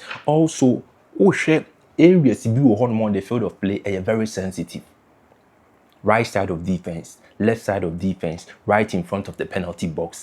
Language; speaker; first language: English; non-native, local second language; Akan